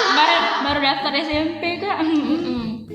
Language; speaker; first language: Malay; native; Malay